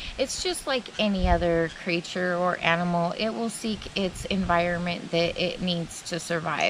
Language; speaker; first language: English; native; English